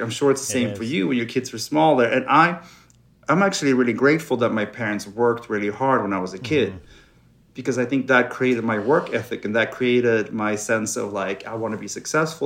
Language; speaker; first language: English; non-native, fluent; Swedish